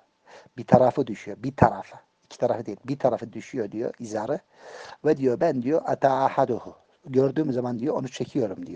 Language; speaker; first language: Turkish; native; Turkish